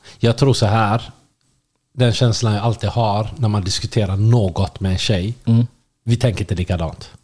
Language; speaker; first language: Swedish; native; Swedish